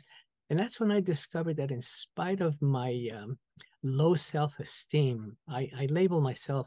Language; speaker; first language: English; early bilingual, other home language; Spanish